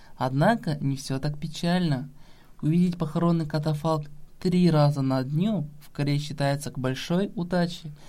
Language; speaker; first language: Russian; non-native, local second language; Kazakh